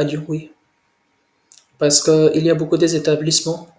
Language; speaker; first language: French; non-native, learner; Hindi